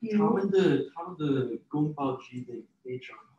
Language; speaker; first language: Chinese; non-native, learner; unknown